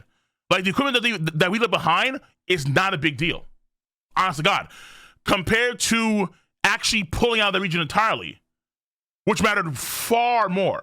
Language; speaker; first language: English; native; English